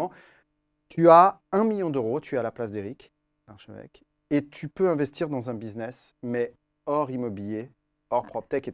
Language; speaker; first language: French; native; French